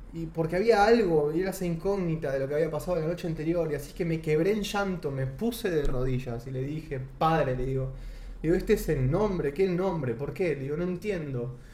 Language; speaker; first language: Spanish; native; Spanish